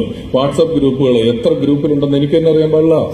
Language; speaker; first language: Malayalam; native; Malayalam